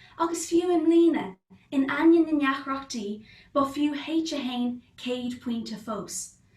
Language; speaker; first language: Irish; non-native, local second language; English